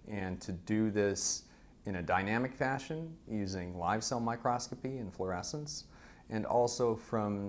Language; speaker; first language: English; native; English